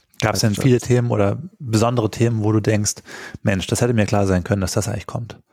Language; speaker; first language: German; native; German